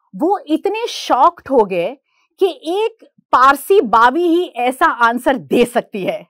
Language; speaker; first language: Hindi; non-native, local second language; Gujarati